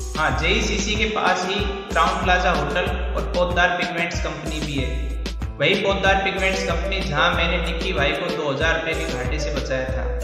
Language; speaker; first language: Hindi; native; Hindi